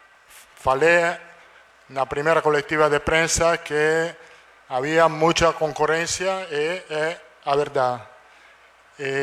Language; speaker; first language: Portuguese; non-native, learner; Italian